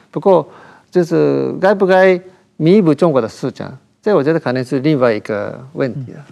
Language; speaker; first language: Chinese; non-native, fluent; Japanese